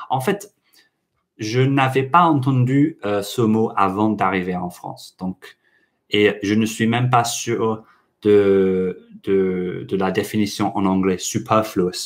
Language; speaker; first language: French; non-native, fluent; English